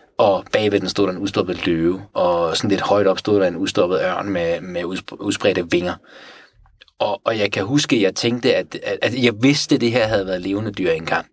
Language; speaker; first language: Danish; early bilingual, other home language; Persian